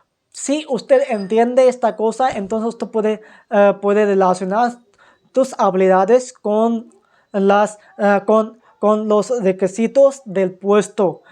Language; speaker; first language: Spanish; non-native, fluent; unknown